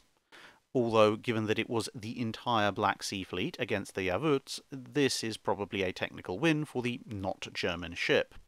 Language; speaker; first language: English; native; English